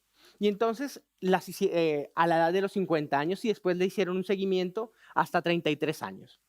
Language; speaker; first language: Spanish; native; Spanish